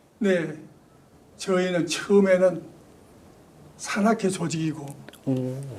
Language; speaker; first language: Korean; native; Korean